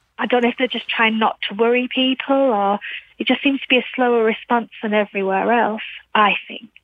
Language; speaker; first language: English; native; English